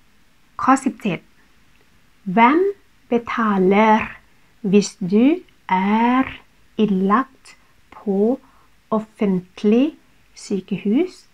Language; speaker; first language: Norwegian; non-native, fluent; Thai